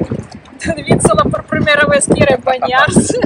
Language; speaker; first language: Spanish; non-native, learner; Russian